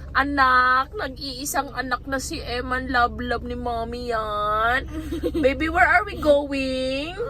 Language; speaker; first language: Filipino; non-native, local second language; Bikol